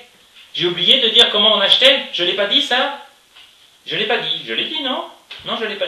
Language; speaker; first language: French; native; French